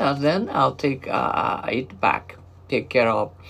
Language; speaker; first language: English; non-native, fluent; Japanese